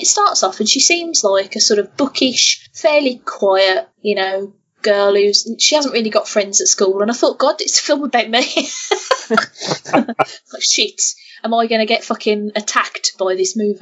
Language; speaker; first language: English; native; English